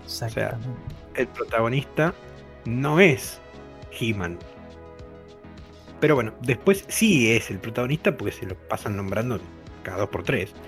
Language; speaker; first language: Spanish; native; Spanish